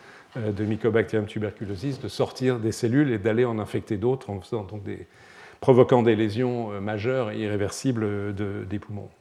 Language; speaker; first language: French; native; French